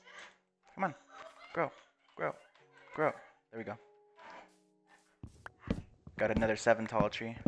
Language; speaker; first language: English; native; English